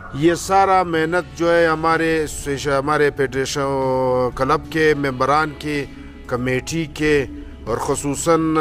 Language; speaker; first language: Urdu; non-native, local second language; Pashto